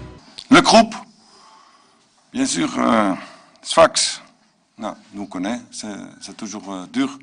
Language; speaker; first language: French; non-native, learner; Dutch